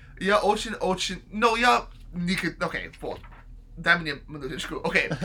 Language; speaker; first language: Russian; non-native, learner; English